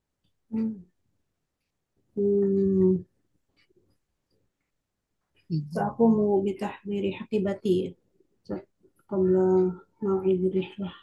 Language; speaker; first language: Arabic; non-native, learner; Indonesian